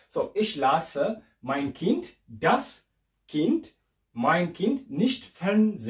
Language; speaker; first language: German; non-native, learner; Amharic